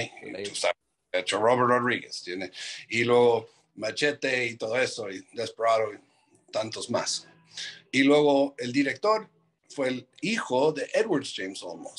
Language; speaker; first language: Spanish; non-native, fluent; English